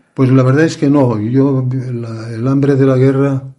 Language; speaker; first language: Spanish; native; Spanish